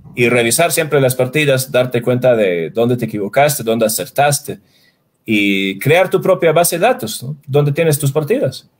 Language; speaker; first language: Spanish; non-native, fluent; Swedish